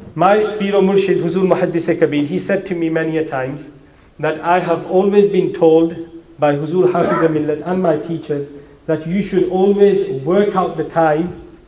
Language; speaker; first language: English; early bilingual, other home language; Urdu